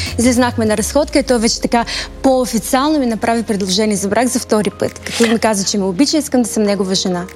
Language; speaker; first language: Bulgarian; early bilingual, heritage; Bulgarian